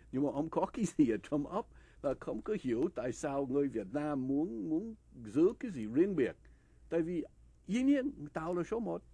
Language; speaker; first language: Vietnamese; non-native, fluent; English